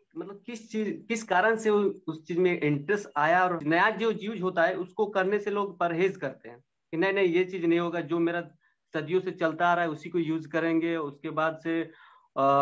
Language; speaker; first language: Hindi; native; Hindi